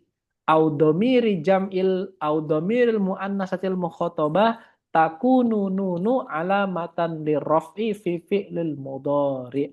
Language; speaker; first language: Arabic; non-native, fluent; Indonesian